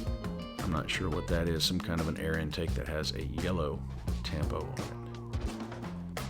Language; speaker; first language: English; native; English